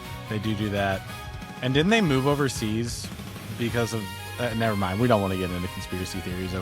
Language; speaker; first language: English; native; English